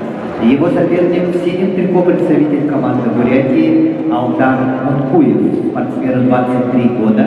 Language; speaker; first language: Russian; native; Russian